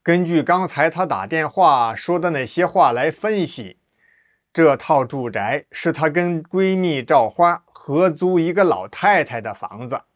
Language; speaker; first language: Chinese; native; Chinese